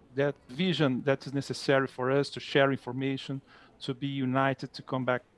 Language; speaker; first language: English; non-native, fluent; Portuguese